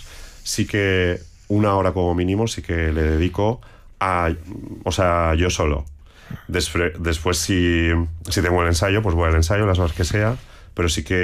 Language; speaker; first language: Spanish; non-native, local second language; Catalan